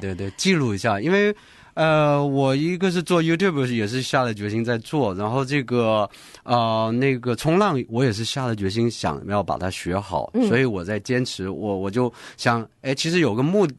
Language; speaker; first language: Chinese; non-native, local second language; Hakka Chinese